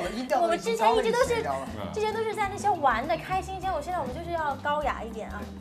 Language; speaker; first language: Chinese; native; Chinese